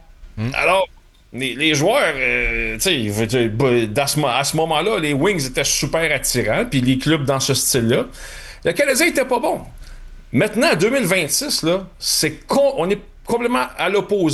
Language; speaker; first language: French; native; French